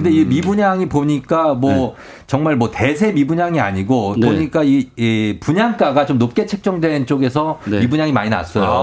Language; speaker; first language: Korean; native; Korean